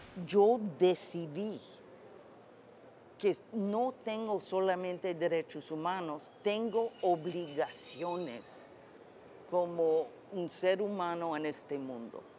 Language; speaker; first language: Spanish; non-native, fluent; English